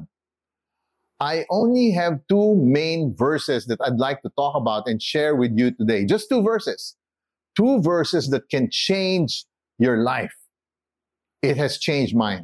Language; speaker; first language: English; non-native, local second language; Filipino